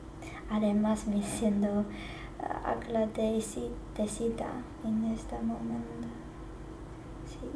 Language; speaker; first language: Spanish; non-native, learner; Chinese